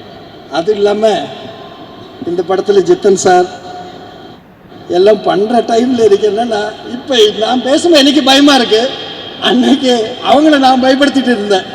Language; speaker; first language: Tamil; non-native, learner; Malayalam